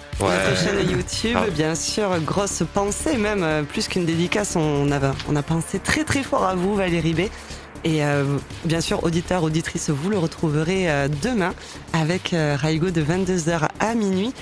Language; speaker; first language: French; native; French